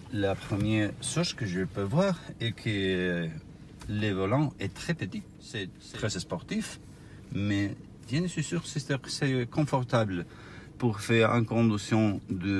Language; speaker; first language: French; non-native, learner; Spanish